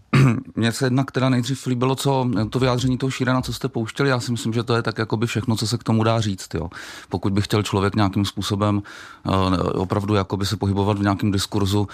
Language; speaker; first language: Czech; native; Czech